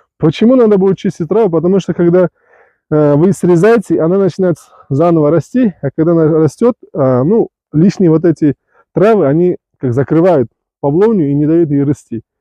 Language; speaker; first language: Russian; non-native, local second language; Uzbek